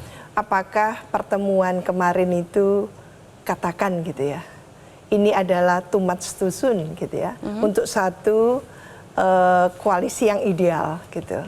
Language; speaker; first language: Indonesian; native; Indonesian